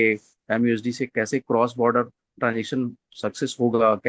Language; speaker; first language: Hindi; native; Hindi